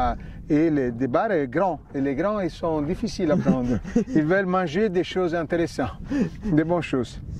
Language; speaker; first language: French; non-native, fluent; Italian